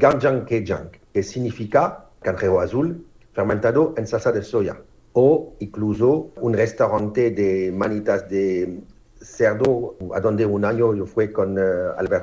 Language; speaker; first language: Spanish; non-native, fluent; French